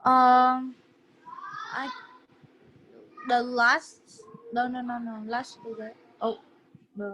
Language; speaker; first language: English; non-native, learner; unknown